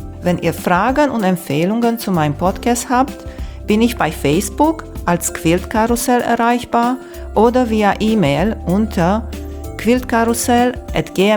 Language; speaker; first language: German; non-native, fluent; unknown